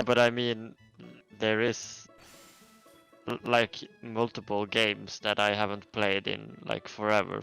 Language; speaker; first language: English; non-native, fluent; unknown